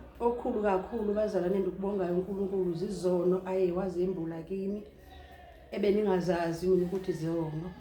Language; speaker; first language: Zulu; non-native, local second language; Xhosa